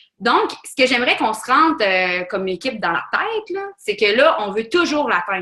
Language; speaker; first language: French; native; French